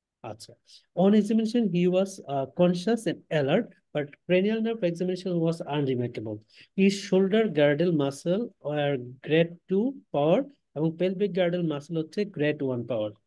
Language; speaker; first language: English; non-native, local second language; Bangla